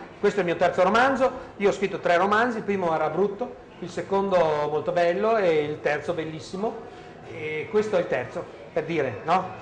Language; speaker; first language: Italian; native; Italian